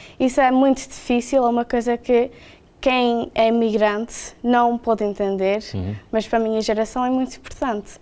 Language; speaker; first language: Portuguese; early bilingual, heritage; Portuguese